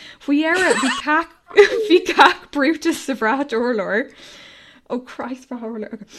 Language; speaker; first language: Irish; non-native, local second language; English